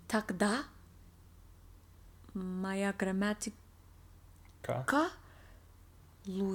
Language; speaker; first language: Russian; non-native, learner; English